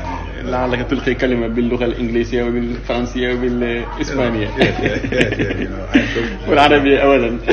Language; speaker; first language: Arabic; non-native, local second language; Wolof